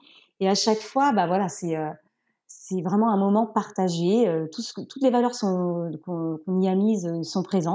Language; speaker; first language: French; native; French